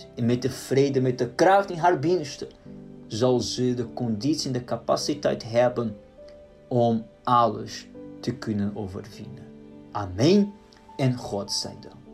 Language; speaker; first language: Dutch; non-native, fluent; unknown